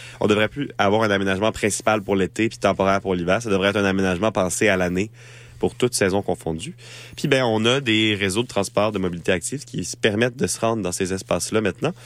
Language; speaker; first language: French; native; French